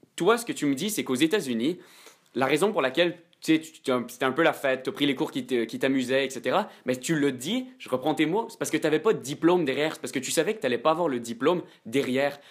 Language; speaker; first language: French; native; French